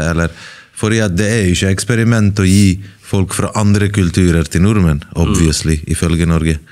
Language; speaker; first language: Norwegian; early bilingual, other home language; Bosnian